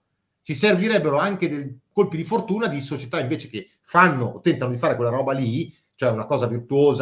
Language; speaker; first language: Italian; native; Italian